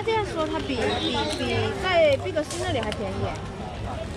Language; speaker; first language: Chinese; native; Chinese